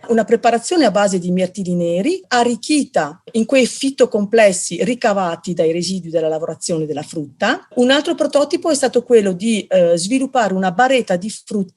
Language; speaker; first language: Italian; native; Italian